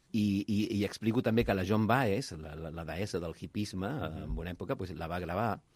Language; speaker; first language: Catalan; early bilingual, heritage; Catalan